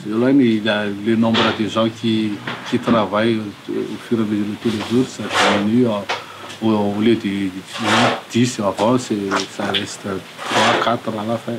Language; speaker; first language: French; non-native, local second language; Malagasy